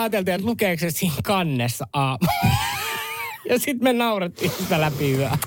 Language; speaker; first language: Finnish; native; Finnish